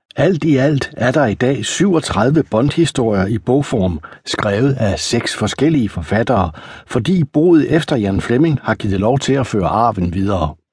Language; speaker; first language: Danish; native; Danish